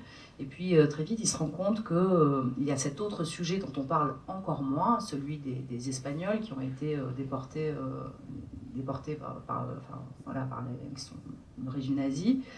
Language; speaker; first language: French; native; French